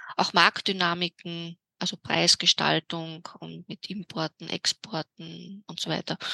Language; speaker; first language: German; native; German